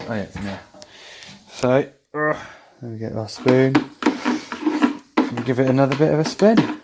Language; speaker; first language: English; native; English